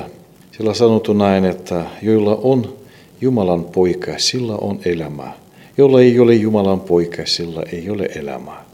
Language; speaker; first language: Finnish; non-native, fluent; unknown